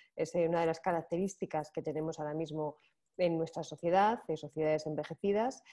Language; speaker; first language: Spanish; native; Spanish